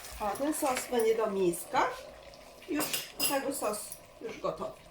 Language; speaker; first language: Polish; non-native, learner; Chinese